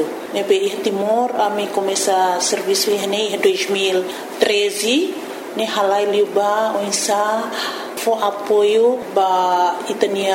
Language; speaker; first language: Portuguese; non-native, learner; Tetum